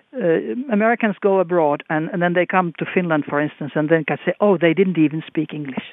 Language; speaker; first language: English; non-native, fluent; Finnish